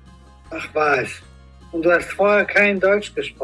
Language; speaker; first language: German; non-native, fluent; Greek